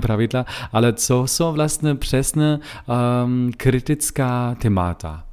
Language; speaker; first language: Czech; non-native, learner; German